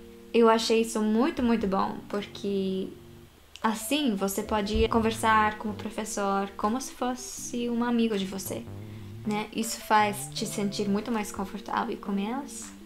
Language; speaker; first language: Portuguese; non-native, fluent; Japanese